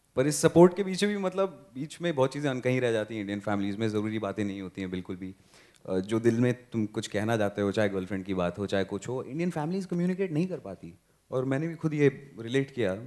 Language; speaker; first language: Hindi; native; Hindi